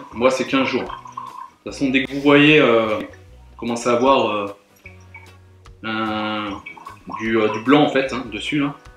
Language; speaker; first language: French; native; French